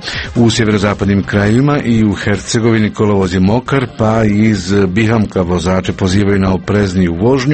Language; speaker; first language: Croatian; native; Croatian